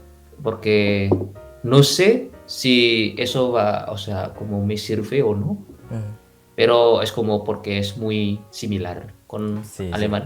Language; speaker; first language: Spanish; non-native, fluent; Indonesian